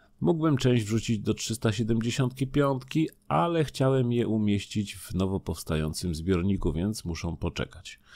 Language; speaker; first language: Polish; native; Polish